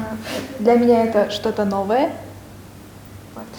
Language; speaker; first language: Russian; non-native, local second language; Kyrgyz